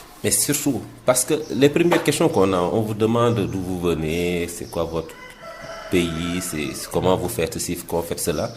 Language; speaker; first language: French; non-native, local second language; Wolof